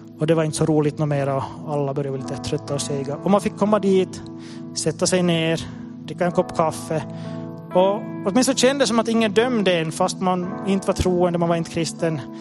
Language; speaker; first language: Swedish; native; Swedish